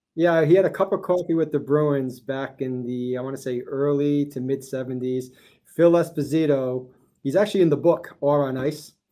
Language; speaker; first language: English; early bilingual, other home language; Portuguese